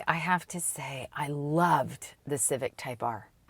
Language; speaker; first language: English; native; English